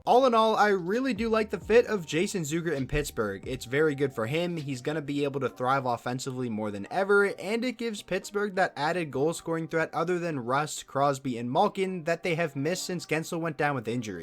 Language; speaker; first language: English; native; English